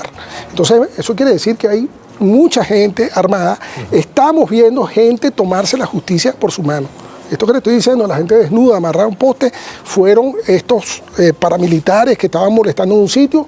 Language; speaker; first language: Spanish; native; Spanish